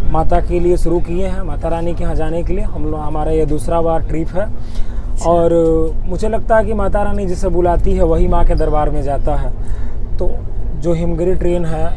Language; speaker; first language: Hindi; native; Hindi